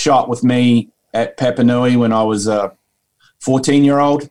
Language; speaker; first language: English; native; English